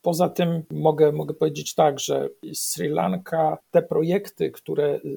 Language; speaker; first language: Polish; native; Polish